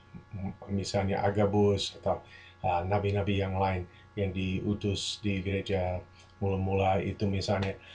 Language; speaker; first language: Indonesian; non-native, fluent; English